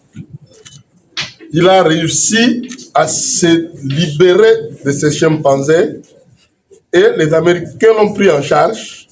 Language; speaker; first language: French; non-native, local second language; Lingala